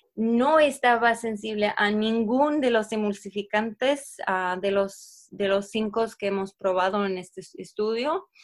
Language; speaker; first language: Spanish; non-native, fluent; Swedish